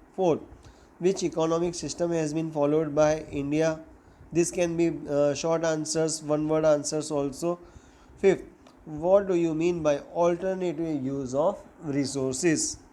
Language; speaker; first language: English; non-native, local second language; Gujarati